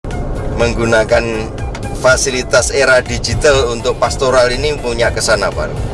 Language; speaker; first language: Indonesian; native; Indonesian